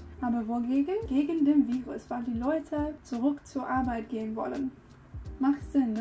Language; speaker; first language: German; non-native, learner; English